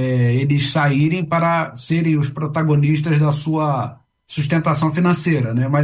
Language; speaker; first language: Portuguese; native; Portuguese